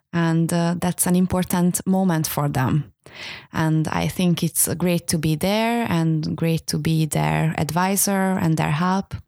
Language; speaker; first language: English; non-native, fluent; Hungarian